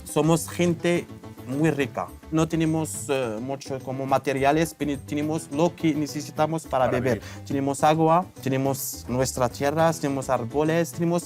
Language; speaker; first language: Spanish; non-native, fluent; Berber languages